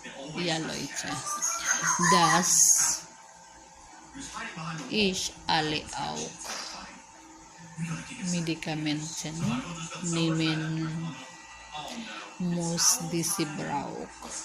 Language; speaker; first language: German; non-native, learner; Filipino